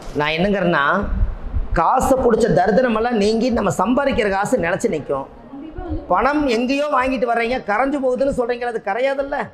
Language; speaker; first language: Tamil; native; Tamil